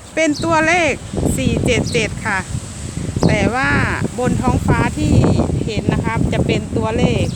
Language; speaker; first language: Thai; non-native, local second language; Northeastern Thai